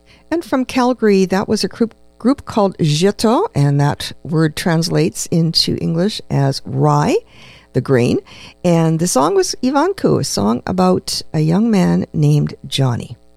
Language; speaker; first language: English; native; English